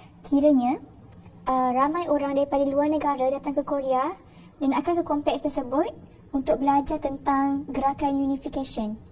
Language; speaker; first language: Malay; native; Malay